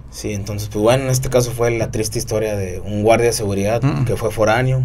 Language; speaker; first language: Spanish; native; Spanish